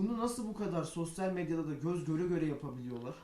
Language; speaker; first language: Turkish; native; Turkish